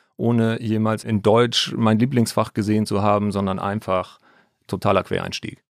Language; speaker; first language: German; native; German